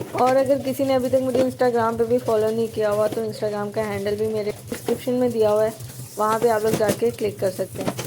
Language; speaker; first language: Urdu; native; Urdu